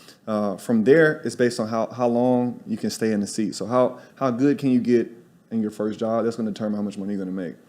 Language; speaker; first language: English; native; English